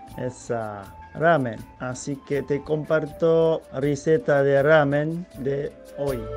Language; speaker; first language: Spanish; non-native, learner; Japanese